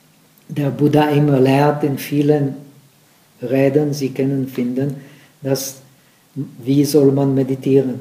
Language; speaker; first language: German; non-native, fluent; Czech